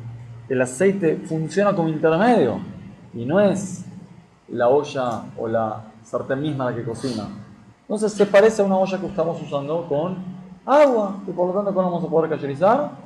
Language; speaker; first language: Spanish; native; Spanish